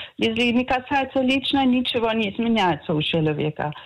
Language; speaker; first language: Russian; non-native, learner; German